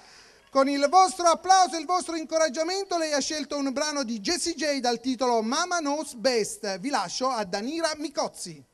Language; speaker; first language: Italian; native; Italian